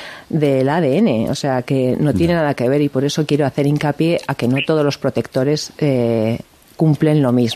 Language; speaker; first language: Spanish; native; Spanish